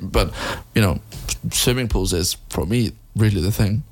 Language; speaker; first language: English; non-native, fluent; Icelandic